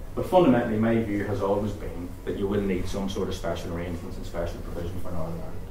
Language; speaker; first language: English; native; English